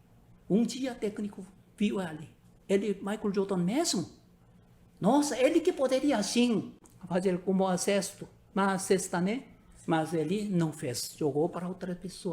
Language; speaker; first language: Portuguese; non-native, learner; Korean